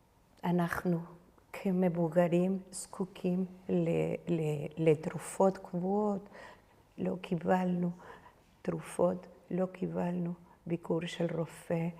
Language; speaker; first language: Hebrew; non-native, fluent; Spanish